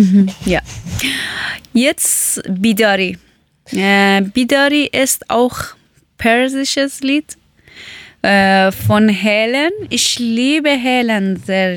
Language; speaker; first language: German; non-native, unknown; Persian